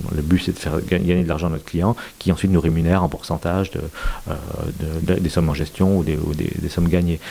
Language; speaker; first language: French; native; French